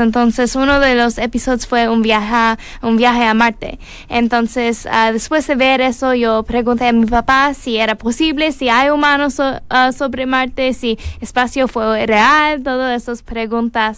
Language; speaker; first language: Spanish; non-native, learner; English